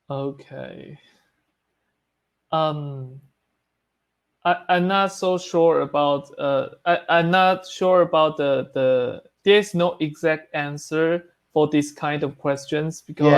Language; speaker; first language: English; non-native, learner; Chinese